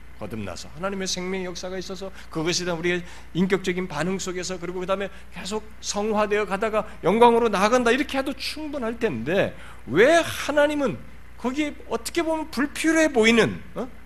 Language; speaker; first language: Korean; native; Korean